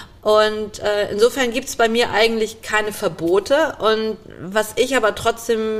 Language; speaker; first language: German; native; German